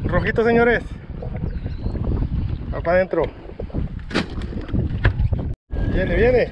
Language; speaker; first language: Spanish; native; Spanish